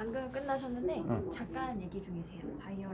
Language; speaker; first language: Korean; native; Korean